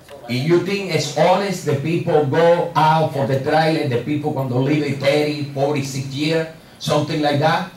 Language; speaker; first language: English; non-native, learner; Spanish